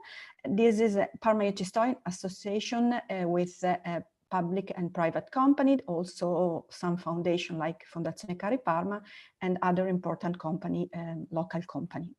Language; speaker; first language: English; non-native, learner; Italian